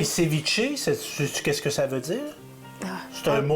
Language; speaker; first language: French; native; French